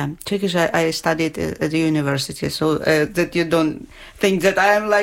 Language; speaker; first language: English; non-native, learner; Ukrainian